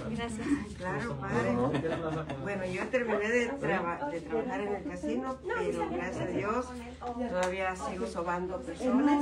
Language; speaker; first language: Spanish; native; Spanish